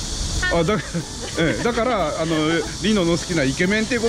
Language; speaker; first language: Japanese; native; Japanese